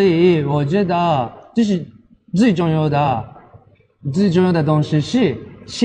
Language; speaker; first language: Chinese; non-native, learner; Japanese